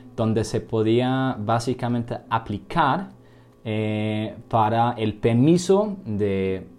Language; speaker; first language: Spanish; non-native, fluent; German